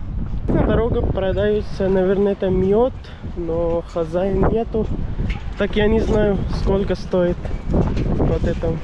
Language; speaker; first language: Russian; non-native, learner; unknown